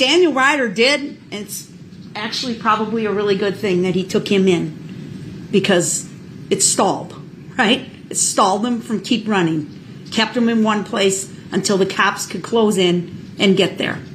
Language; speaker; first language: English; native; English